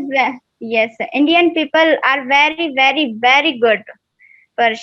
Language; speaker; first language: English; non-native, learner; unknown